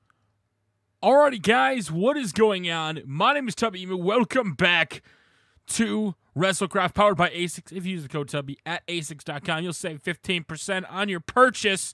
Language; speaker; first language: English; native; English